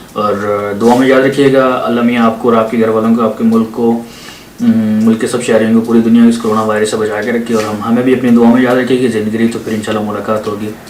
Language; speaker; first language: Urdu; non-native, local second language; Punjabi